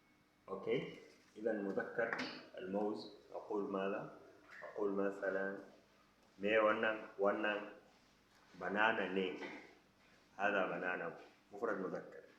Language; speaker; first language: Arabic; non-native, fluent; Hausa